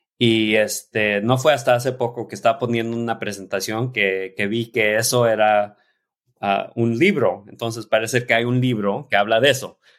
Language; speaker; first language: Spanish; early bilingual, heritage; Spanish